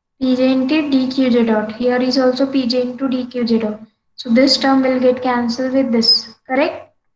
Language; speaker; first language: English; non-native, local second language; Marathi